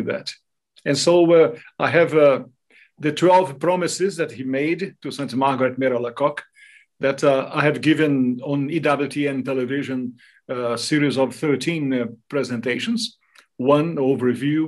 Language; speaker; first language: English; non-native, fluent; Portuguese